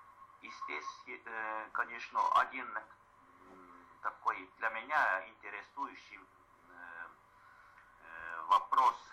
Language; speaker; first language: Russian; non-native, fluent; Estonian